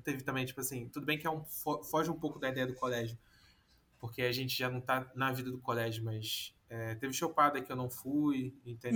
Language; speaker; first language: Portuguese; native; Portuguese